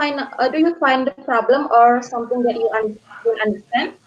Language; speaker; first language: English; non-native, learner; Indonesian